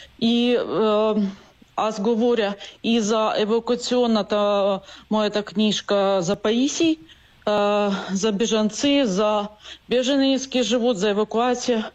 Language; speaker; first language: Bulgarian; non-native, learner; Ukrainian